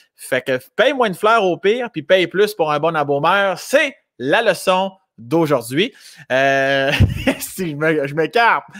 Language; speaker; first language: French; native; French